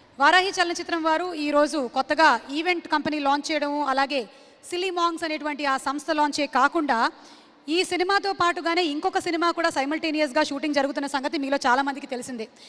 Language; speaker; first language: Telugu; native; Telugu